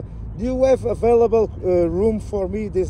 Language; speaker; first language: English; non-native, learner; Portuguese